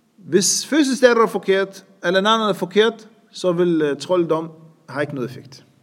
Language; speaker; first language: Danish; non-native, fluent; Arabic